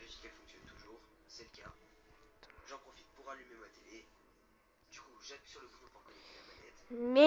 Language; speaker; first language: French; native; French